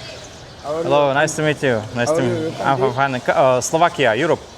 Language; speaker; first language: English; non-native, learner; Slovak